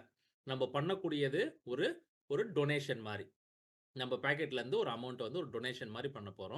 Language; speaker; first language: Tamil; native; Tamil